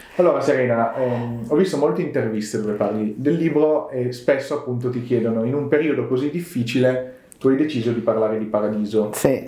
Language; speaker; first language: Italian; native; Italian